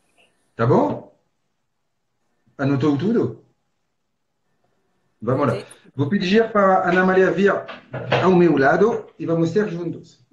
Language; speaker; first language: Portuguese; non-native, fluent; French